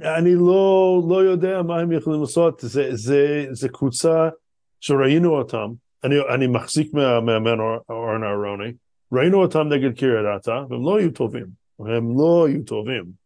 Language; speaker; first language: Hebrew; non-native, fluent; English